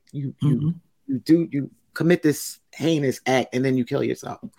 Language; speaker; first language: English; native; English